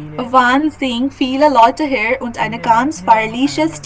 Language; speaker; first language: German; non-native, learner; Bangla